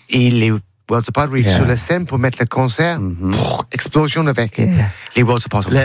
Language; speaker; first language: French; non-native, learner; English